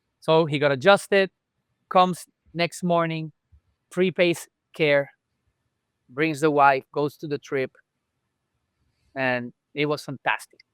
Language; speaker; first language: English; non-native, local second language; Spanish